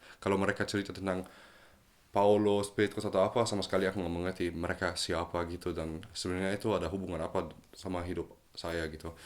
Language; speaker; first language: Indonesian; early bilingual, heritage; German